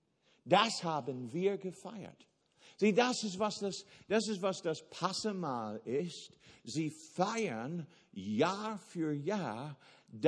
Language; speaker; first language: German; non-native, fluent; English